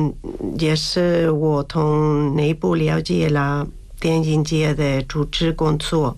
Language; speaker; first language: Chinese; non-native, learner; Spanish